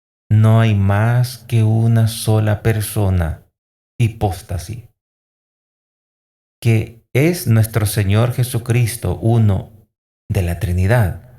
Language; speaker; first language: Spanish; native; Spanish